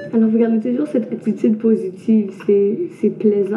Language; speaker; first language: French; native; French